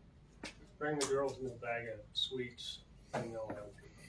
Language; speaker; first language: English; native; English